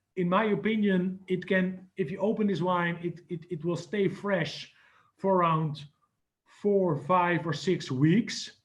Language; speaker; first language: English; non-native, fluent; Dutch